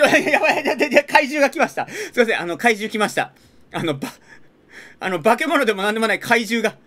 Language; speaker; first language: Japanese; native; Japanese